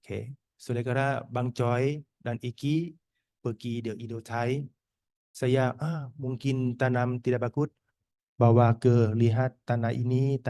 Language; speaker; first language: Indonesian; non-native, learner; Thai